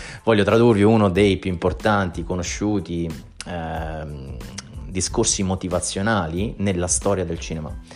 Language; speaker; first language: Italian; native; Italian